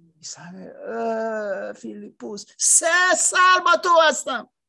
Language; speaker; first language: Persian; non-native, learner; English